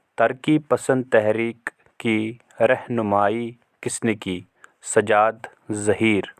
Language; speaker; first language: Urdu; non-native, local second language; Kashmiri